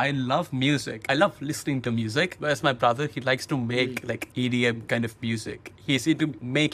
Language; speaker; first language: English; non-native, local second language; Hindi